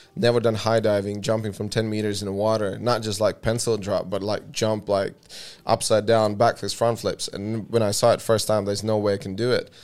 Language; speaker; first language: English; non-native, fluent; Russian